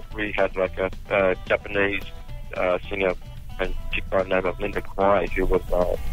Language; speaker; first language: English; native; English